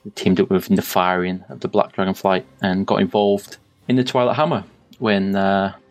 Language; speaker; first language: English; native; English